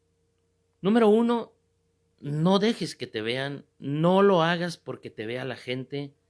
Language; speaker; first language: Spanish; native; Spanish